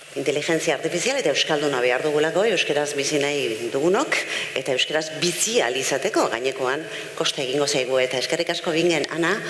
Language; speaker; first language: Basque; native; Basque